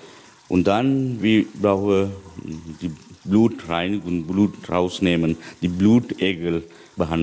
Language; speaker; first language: German; non-native, learner; Sinhala